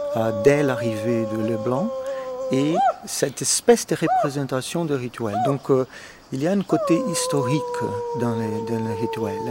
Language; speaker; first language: French; non-native, fluent; Portuguese